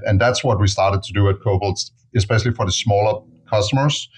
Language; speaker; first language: English; non-native, fluent; Danish